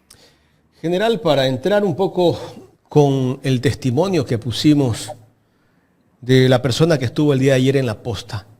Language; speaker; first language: Spanish; native; Spanish